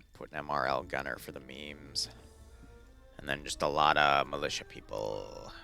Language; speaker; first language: English; native; English